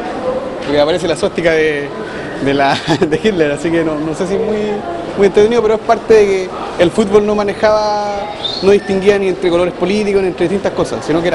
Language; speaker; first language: Spanish; native; Spanish